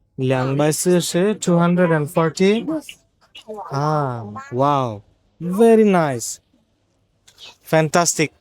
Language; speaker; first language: English; non-native, fluent; Bangla